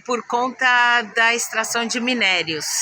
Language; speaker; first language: Portuguese; native; Portuguese